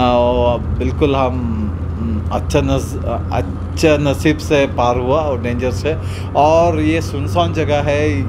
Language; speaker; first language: Hindi; non-native, local second language; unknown